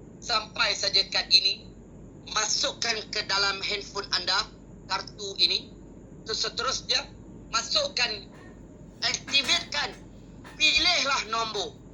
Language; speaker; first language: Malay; native; Malay